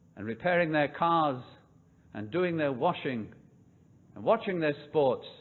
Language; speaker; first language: English; native; English